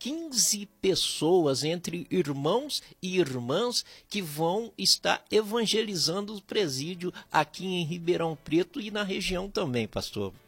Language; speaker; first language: Portuguese; native; Portuguese